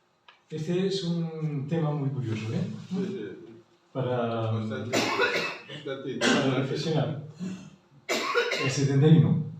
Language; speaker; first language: Spanish; native; Spanish